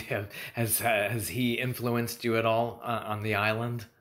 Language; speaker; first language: English; native; English